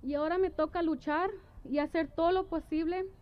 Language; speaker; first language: Spanish; early bilingual, heritage; Spanish